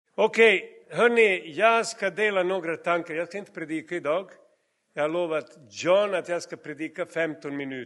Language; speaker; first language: Swedish; non-native, fluent; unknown